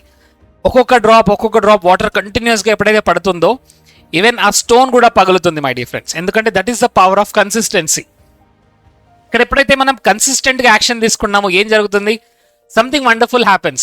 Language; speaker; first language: Telugu; native; Telugu